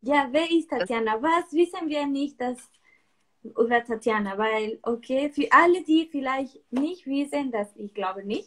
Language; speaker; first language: German; non-native, learner; Spanish